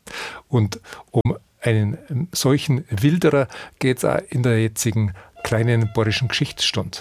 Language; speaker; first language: German; native; German